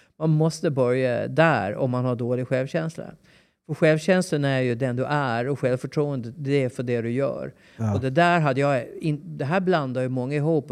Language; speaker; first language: Swedish; native; Swedish